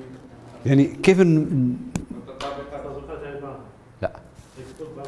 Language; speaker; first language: Arabic; native; Arabic